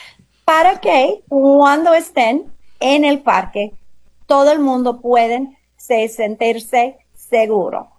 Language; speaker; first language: Spanish; non-native, fluent; English